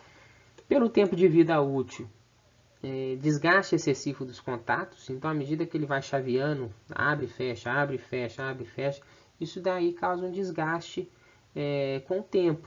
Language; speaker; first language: Portuguese; native; Portuguese